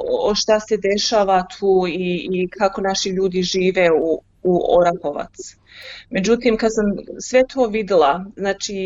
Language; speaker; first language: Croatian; early bilingual, heritage; Croatian